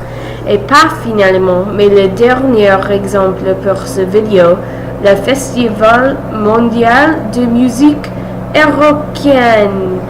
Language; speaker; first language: French; non-native, learner; English